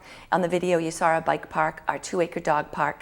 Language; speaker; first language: English; native; English